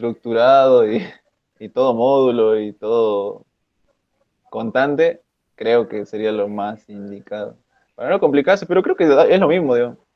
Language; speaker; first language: Spanish; native; Spanish